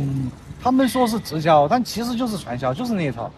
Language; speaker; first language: Chinese; native; Chinese